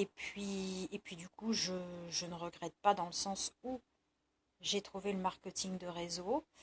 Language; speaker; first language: French; native; French